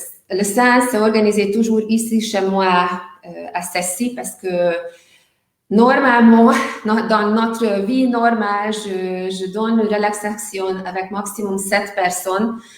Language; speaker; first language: French; non-native, learner; Hungarian